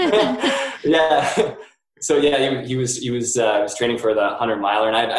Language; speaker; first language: English; native; English